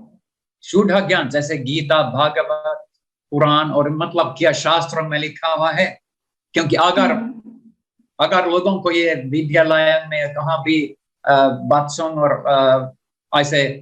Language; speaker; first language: Hindi; non-native, learner; Finnish